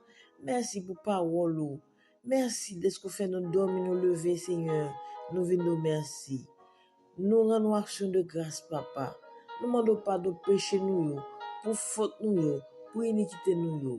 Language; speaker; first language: French; non-native, local second language; Haitian Creole